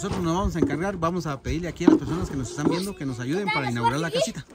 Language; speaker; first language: Spanish; native; Spanish